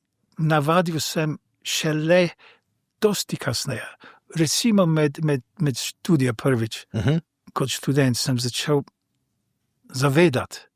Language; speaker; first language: Slovenian; non-native, fluent; English